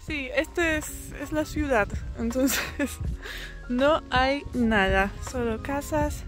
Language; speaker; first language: Spanish; non-native, fluent; Polish